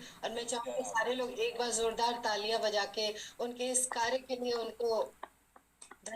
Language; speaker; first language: Hindi; native; Hindi